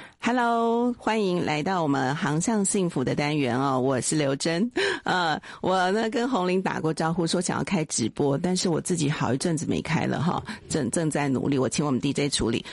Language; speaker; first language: Chinese; native; Chinese